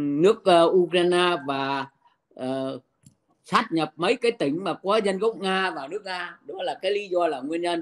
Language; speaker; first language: Vietnamese; native; Vietnamese